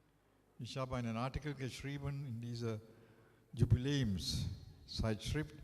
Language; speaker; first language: German; non-native, fluent; Tamil